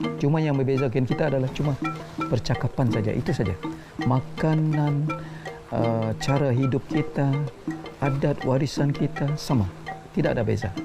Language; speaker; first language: Malay; non-native, local second language; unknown